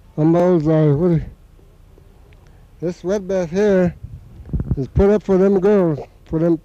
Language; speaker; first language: English; native; English